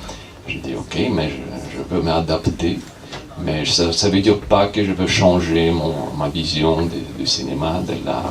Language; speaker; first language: French; non-native, fluent; Russian